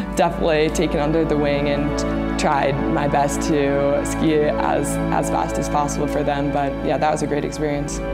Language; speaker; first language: English; native; English